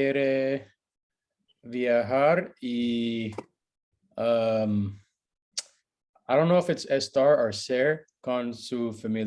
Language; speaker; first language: Spanish; non-native, learner; English